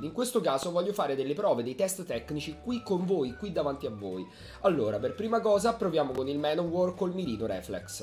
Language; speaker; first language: Italian; native; Italian